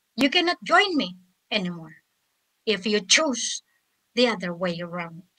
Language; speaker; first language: English; non-native, local second language; Filipino